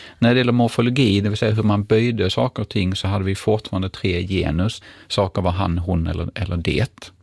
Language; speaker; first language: Swedish; native; Swedish